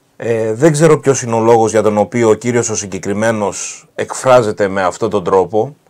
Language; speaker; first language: Greek; early bilingual, heritage; Greek